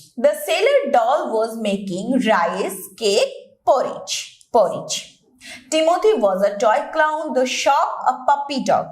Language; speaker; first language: English; non-native, local second language; Bangla